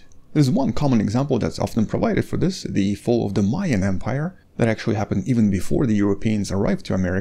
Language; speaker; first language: English; non-native, fluent; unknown